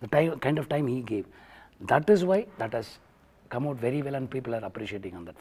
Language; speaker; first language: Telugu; non-native, learner; Tamil